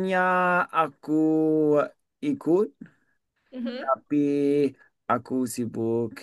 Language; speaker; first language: Indonesian; non-native, learner; English